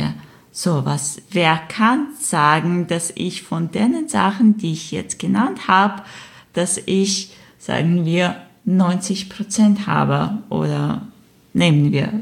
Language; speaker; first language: German; non-native, fluent; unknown